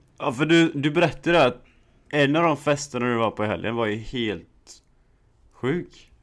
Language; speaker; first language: Swedish; native; Swedish